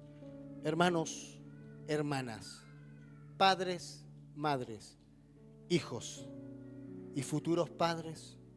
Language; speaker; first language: Spanish; native; Spanish